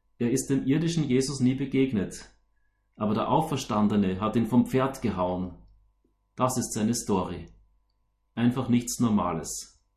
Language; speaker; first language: German; native; German